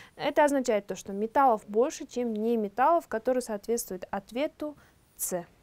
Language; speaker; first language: Russian; non-native, local second language; Kazakh